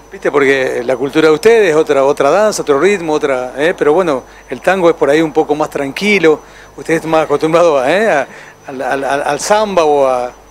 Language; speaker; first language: Spanish; native; Spanish